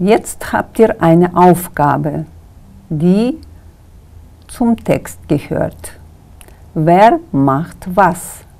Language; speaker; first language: German; non-native, fluent; Kyrgyz